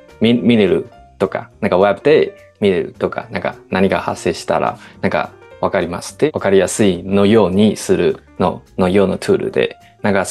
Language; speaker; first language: Japanese; non-native, learner; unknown